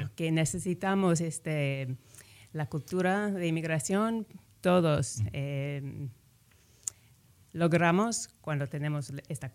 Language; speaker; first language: Spanish; non-native, fluent; English